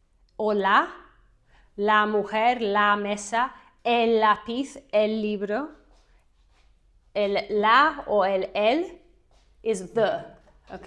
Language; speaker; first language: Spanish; non-native, fluent; English